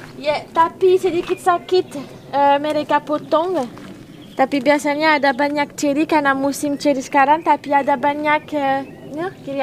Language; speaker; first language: Indonesian; non-native, learner; French